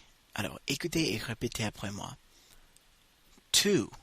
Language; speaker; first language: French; non-native, fluent; English